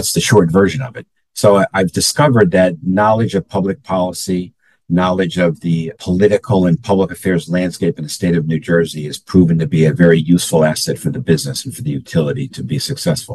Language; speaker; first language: English; native; English